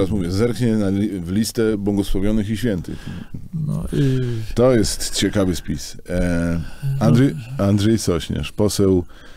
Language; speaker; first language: Polish; native; Polish